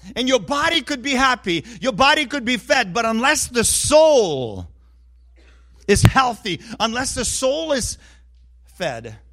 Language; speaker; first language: English; early bilingual, other home language; Ukrainian